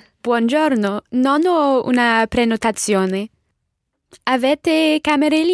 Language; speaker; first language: Italian; non-native, learner; English